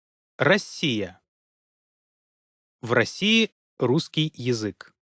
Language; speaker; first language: Russian; non-native, learner; Lithuanian